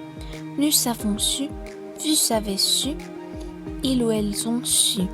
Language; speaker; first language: French; non-native, fluent; Spanish